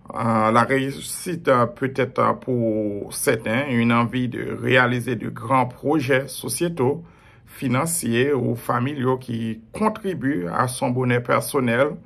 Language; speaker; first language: French; non-native, local second language; Haitian Creole